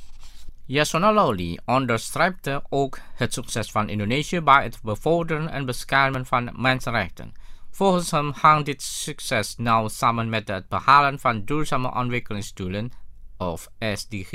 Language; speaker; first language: Dutch; non-native, fluent; Indonesian